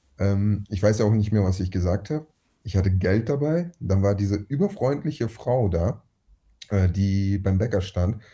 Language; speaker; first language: German; early bilingual, other home language; Russian